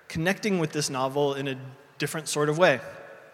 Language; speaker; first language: English; native; English